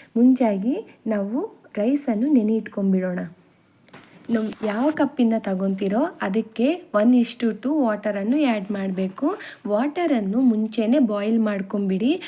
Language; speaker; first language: Kannada; non-native, local second language; Telugu